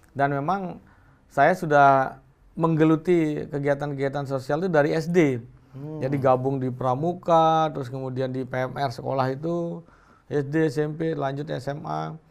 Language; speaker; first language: Indonesian; native; Indonesian